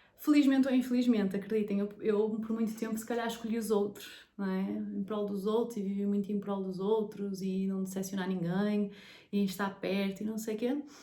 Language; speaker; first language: Portuguese; native; Portuguese